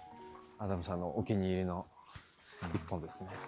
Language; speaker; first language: Japanese; native; Japanese